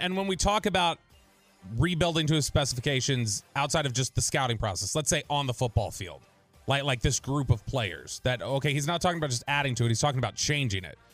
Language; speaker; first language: English; native; English